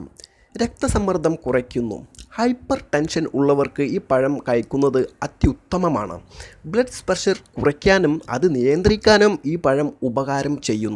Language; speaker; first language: Malayalam; native; Malayalam